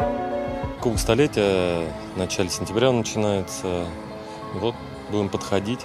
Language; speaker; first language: Russian; native; Russian